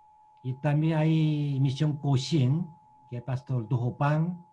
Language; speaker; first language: Spanish; non-native, learner; Korean